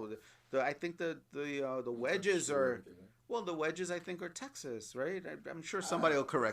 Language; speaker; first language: English; native; English